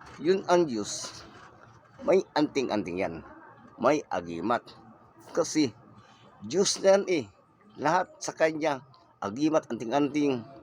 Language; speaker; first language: Filipino; non-native, local second language; Cebuano